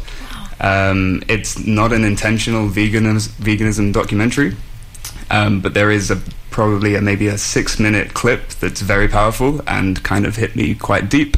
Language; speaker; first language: English; native; English